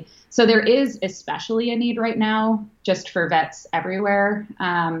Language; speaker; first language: English; native; English